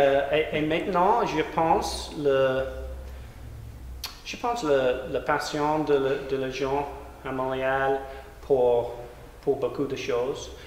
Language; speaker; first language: French; non-native, learner; English